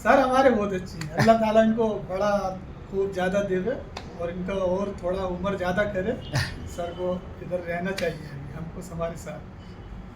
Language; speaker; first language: Hindi; native; Hindi